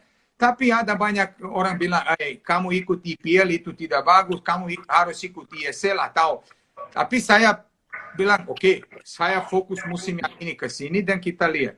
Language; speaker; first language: Indonesian; non-native, fluent; Serbian